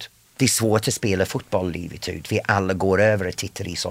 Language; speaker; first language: Swedish; non-native, fluent; English